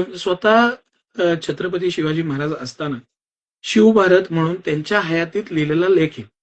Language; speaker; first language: Marathi; non-native, local second language; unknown